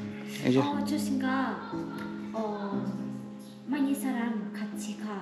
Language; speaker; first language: Korean; non-native, learner; Hmong